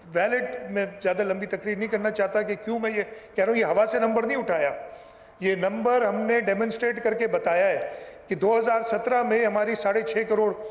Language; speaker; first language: Urdu; non-native, local second language; Sindhi